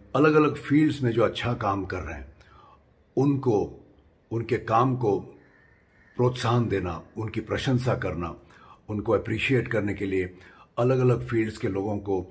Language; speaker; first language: Hindi; non-native, local second language; Marathi